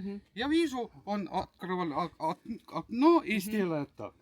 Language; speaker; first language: Russian; non-native, learner; Estonian